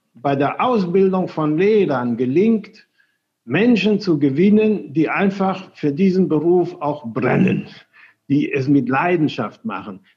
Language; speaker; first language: German; early bilingual, other home language; Spanish